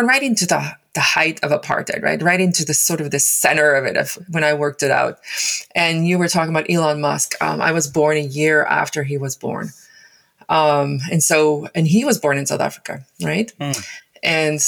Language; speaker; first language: English; non-native, local second language; Afrikaans